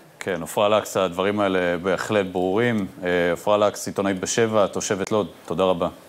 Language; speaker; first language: Hebrew; native; Hebrew